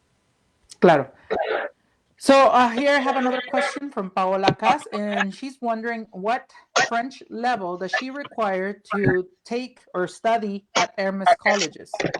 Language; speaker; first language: English; non-native, fluent; Spanish